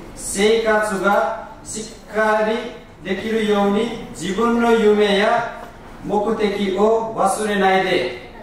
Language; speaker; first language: Japanese; non-native, learner; Nepali